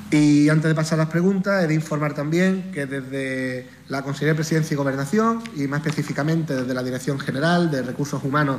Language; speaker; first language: Spanish; native; Spanish